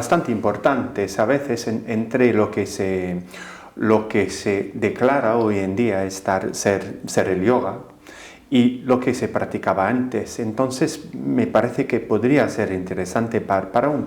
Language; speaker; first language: Spanish; non-native, fluent; English